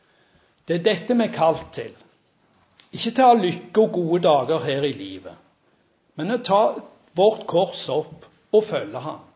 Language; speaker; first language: Norwegian; native; Norwegian